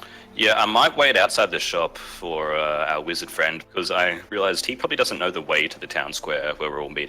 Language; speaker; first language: English; native; English